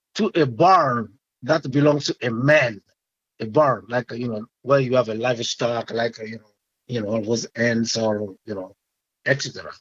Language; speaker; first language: English; non-native, fluent; French